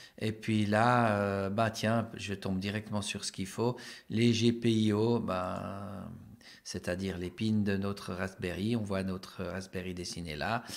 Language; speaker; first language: French; native; French